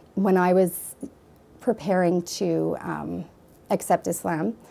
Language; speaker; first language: English; native; English